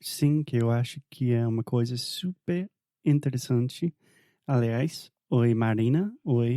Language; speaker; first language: Portuguese; non-native, fluent; English